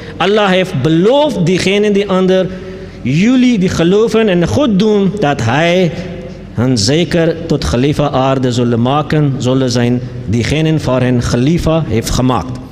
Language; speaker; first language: Dutch; non-native, learner; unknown